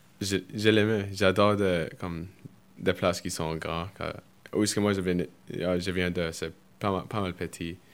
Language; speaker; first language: French; early bilingual, other home language; Spanish